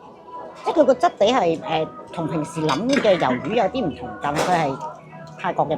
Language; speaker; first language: Cantonese; native; Cantonese